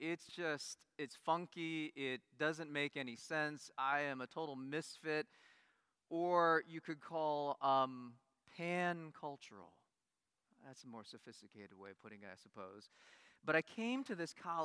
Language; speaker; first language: English; native; English